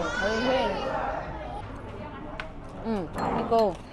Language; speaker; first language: Korean; non-native, learner; Vietnamese